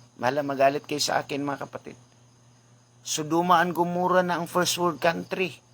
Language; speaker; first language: Filipino; non-native, local second language; Cebuano